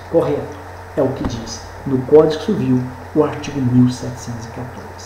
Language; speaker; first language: Portuguese; native; Portuguese